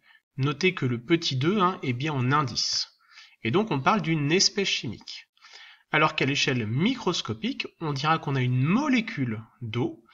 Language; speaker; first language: French; native; French